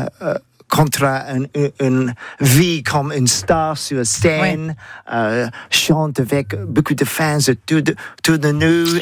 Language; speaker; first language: French; non-native, learner; English